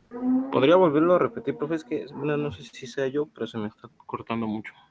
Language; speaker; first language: Spanish; native; Spanish